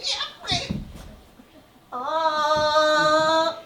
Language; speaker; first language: French; native; French